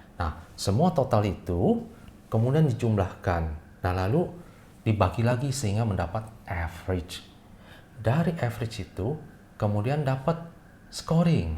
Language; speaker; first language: Indonesian; native; Indonesian